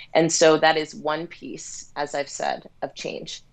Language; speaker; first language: English; native; English